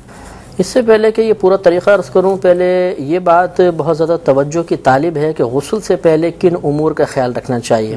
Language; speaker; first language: Urdu; native; Urdu